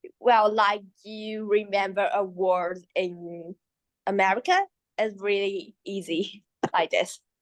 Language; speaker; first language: English; non-native, learner; Chinese